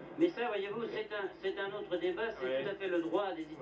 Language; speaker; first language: French; native; French